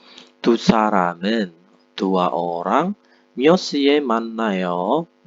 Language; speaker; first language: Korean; non-native, fluent; Indonesian